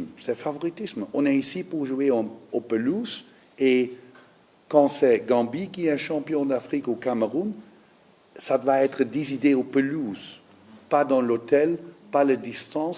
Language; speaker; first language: French; non-native, fluent; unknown